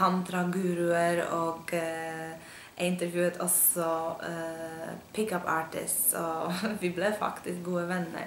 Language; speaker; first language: Norwegian; non-native, fluent; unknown